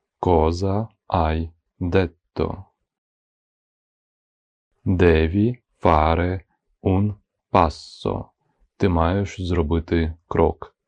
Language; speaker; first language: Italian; non-native, fluent; Ukrainian